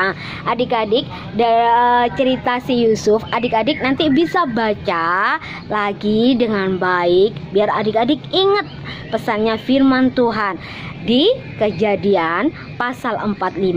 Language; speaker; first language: Indonesian; non-native, local second language; Javanese